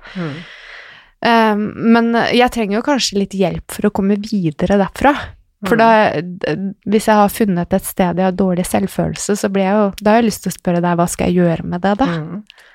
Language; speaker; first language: Norwegian; native; Norwegian